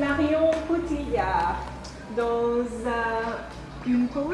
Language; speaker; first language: French; non-native, learner; English